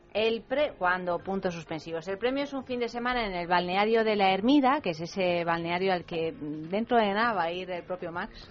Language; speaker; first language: Spanish; native; Spanish